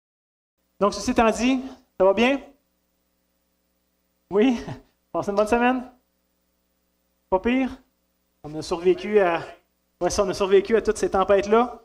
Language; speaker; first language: French; native; French